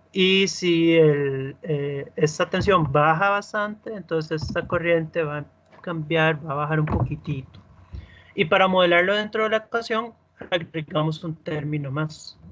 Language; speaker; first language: Spanish; native; Spanish